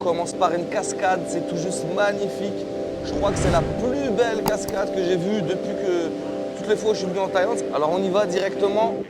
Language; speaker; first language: French; native; French